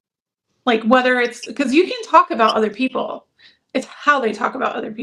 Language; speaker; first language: English; native; English